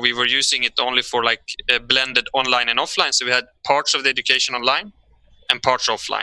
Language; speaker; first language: English; non-native, fluent; Swedish